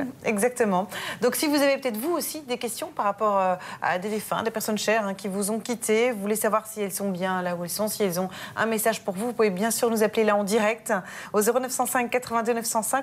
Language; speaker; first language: French; native; French